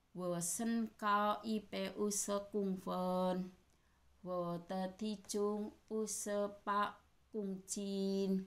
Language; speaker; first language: Chinese; non-native, learner; Indonesian